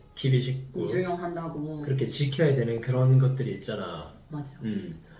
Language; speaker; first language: Korean; native; Korean